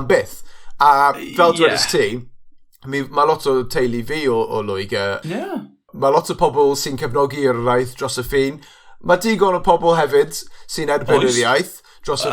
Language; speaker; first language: Welsh; non-native, local second language; English